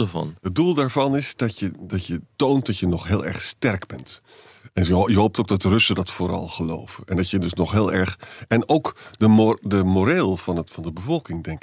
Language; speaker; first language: Dutch; native; Dutch